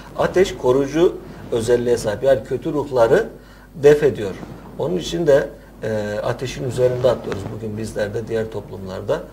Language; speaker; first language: Turkish; native; Turkish